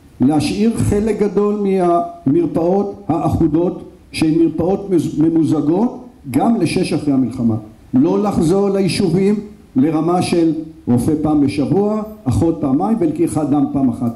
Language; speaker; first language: Hebrew; native; Hebrew